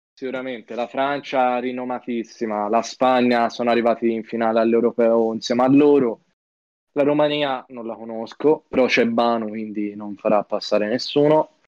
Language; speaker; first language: Italian; native; Italian